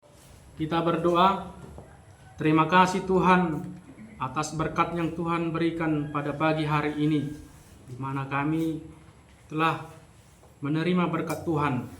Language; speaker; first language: Indonesian; native; Indonesian